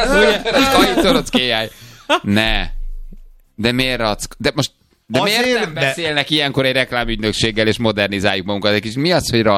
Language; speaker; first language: Hungarian; native; Hungarian